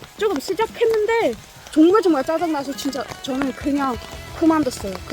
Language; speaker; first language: Korean; non-native, fluent; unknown